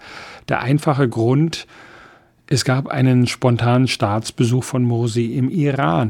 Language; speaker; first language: German; native; German